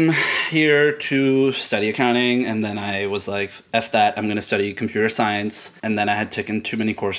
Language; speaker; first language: English; non-native, local second language; Urdu